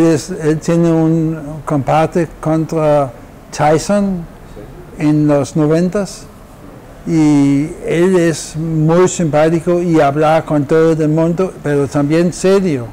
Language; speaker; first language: Spanish; non-native, fluent; Danish